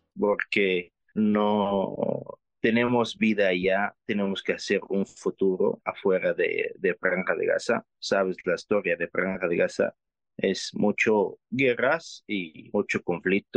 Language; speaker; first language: Spanish; non-native, learner; Arabic